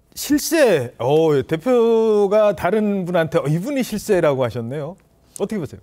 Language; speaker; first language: Korean; native; Korean